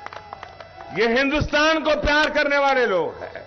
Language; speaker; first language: Hindi; native; Hindi